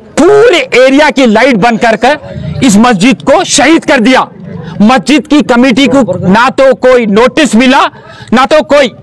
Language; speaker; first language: Hindi; non-native, local second language; Urdu